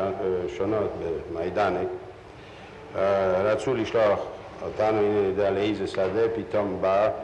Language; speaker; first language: Hebrew; non-native, fluent; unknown